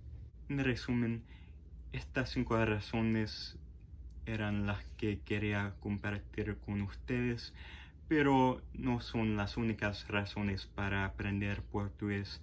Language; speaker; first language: Spanish; non-native, fluent; English